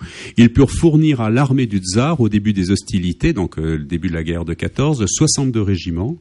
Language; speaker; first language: French; native; French